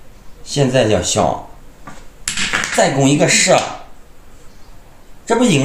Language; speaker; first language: Chinese; native; Chinese